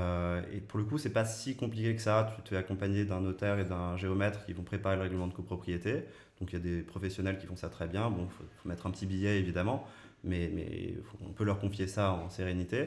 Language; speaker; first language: French; native; French